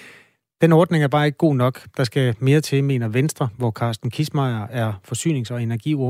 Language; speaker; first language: Danish; native; Danish